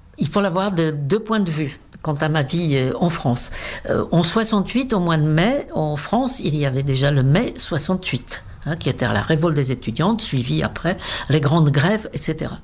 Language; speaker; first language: French; non-native, fluent; Czech